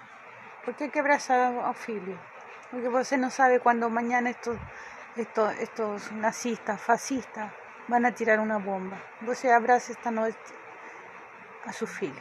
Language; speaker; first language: Portuguese; non-native, learner; Spanish